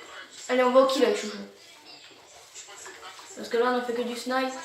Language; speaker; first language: French; native; French